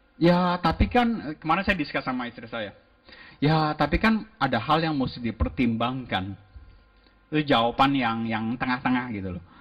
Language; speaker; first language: Indonesian; native; Indonesian